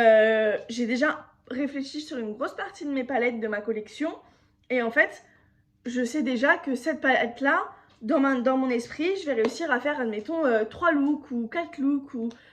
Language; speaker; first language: French; native; French